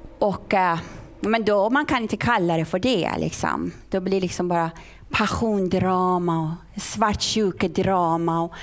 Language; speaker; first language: Swedish; non-native, fluent; Persian